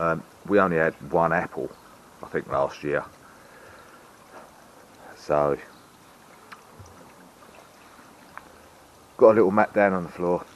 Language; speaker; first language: English; native; English